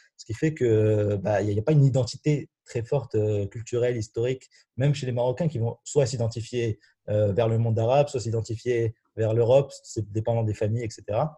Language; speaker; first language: French; non-native, local second language; Arabic